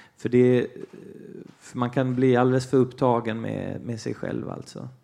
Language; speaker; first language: Swedish; early bilingual, other home language; Portuguese